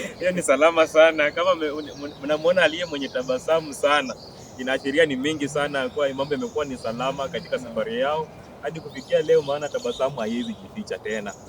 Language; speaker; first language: Swahili; non-native, local second language; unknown